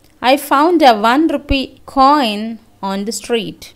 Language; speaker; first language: English; non-native, local second language; Tamil